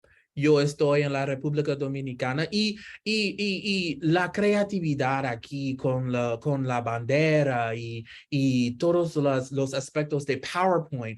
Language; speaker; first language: Spanish; non-native, learner; English